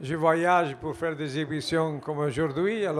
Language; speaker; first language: French; non-native, fluent; Italian